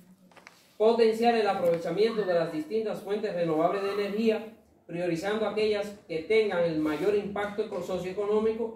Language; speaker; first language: Spanish; native; Spanish